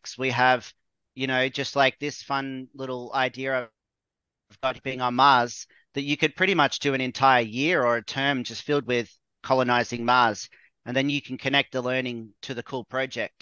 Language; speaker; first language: English; native; English